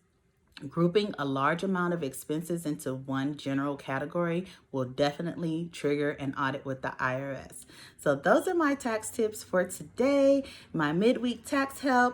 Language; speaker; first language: English; native; English